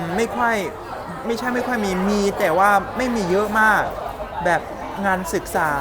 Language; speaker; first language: Thai; non-native, fluent; Chinese